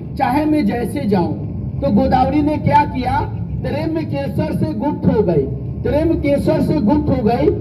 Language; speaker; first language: Hindi; native; Hindi